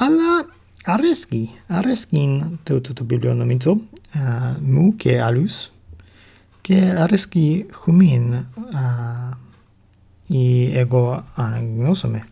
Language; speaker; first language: Greek; non-native, learner; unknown